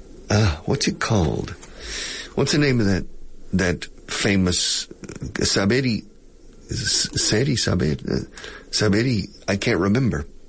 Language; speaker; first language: English; native; English